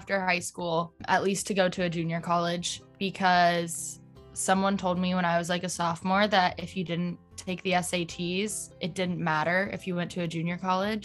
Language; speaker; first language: English; native; English